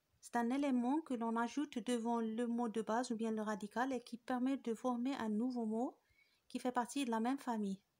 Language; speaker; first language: French; non-native, local second language; Arabic